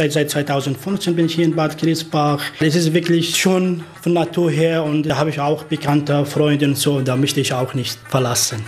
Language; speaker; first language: German; non-native, fluent; Arabic